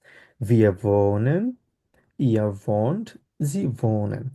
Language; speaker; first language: German; non-native, fluent; Bangla